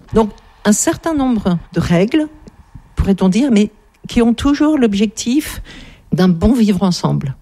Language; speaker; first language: French; native; French